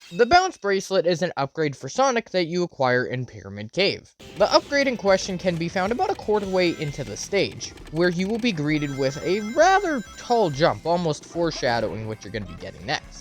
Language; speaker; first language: English; native; English